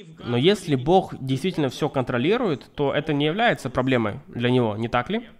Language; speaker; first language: Russian; native; Russian